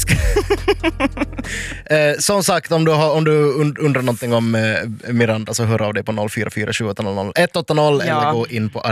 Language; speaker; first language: Swedish; native; Swedish